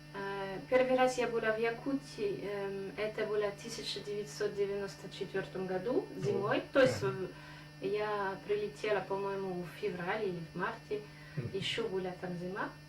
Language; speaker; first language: Russian; non-native, fluent; French